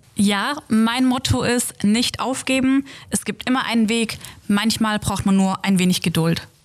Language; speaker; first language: German; native; German